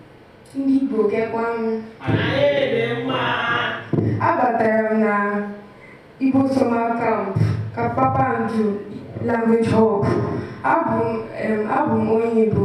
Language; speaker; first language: Igbo; non-native, learner; English